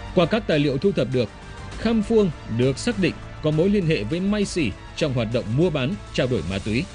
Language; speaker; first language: Vietnamese; native; Vietnamese